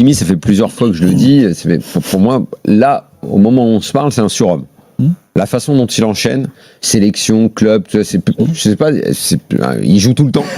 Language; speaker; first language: French; native; French